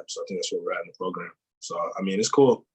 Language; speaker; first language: English; native; English